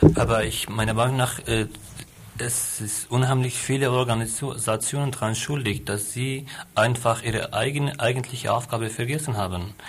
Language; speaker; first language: German; non-native, fluent; Arabic